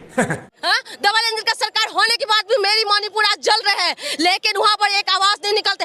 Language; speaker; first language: Hindi; non-native, local second language; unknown